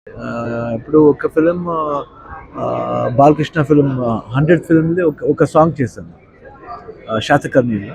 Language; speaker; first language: Telugu; non-native, learner; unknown